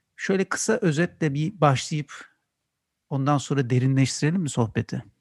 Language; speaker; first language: Turkish; native; Turkish